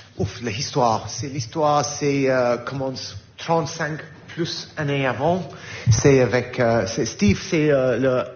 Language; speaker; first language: French; non-native, learner; English